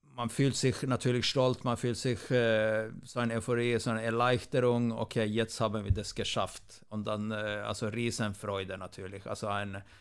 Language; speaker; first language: German; non-native, fluent; Swedish